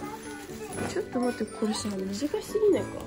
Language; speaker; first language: Japanese; native; Japanese